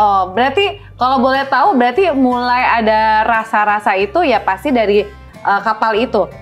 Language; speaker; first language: Indonesian; native; Indonesian